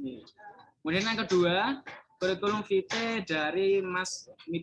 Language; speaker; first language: Indonesian; native; Indonesian